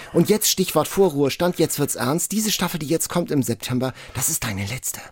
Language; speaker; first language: German; native; German